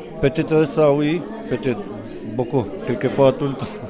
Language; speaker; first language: French; non-native, learner; Albanian